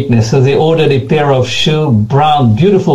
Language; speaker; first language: English; non-native, fluent; French